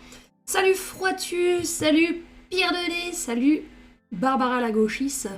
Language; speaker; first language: French; native; French